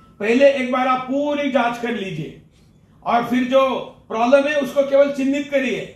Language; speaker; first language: Hindi; non-native, local second language; Marathi